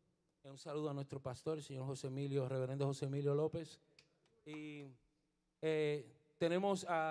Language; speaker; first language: Spanish; native; Spanish